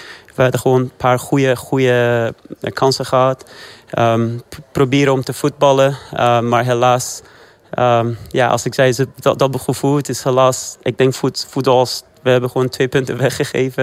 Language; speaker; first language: Dutch; early bilingual, other home language; Persian